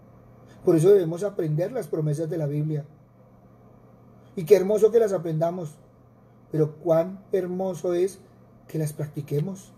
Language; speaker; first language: Spanish; native; Spanish